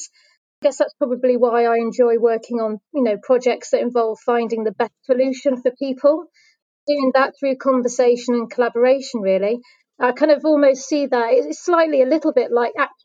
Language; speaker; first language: English; native; English